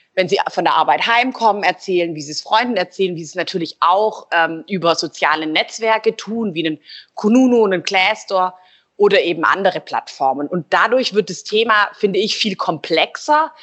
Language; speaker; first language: German; native; German